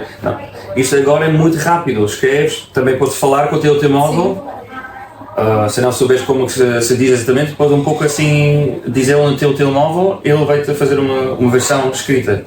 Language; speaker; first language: Portuguese; non-native, fluent; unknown